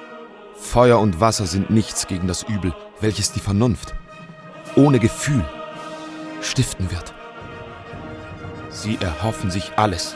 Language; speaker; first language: German; native; German